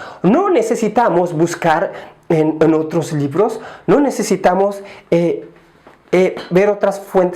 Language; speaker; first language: Spanish; native; Spanish